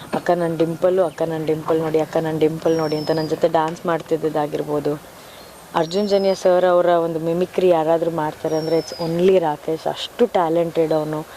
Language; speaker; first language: Kannada; native; Kannada